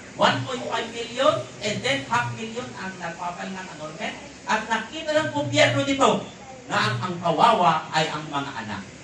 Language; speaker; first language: Filipino; non-native, local second language; Iloko